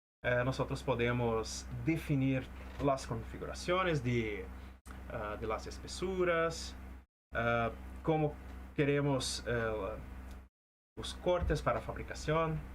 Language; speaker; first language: Spanish; non-native, fluent; Portuguese